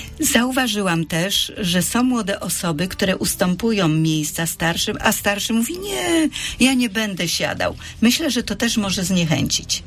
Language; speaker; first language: Polish; native; Polish